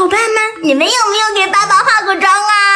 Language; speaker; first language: Chinese; native; Chinese